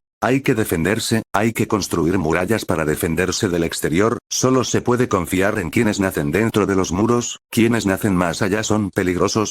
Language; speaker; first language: Spanish; native; Spanish